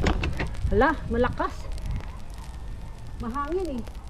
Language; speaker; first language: Filipino; non-native, local second language; Cebuano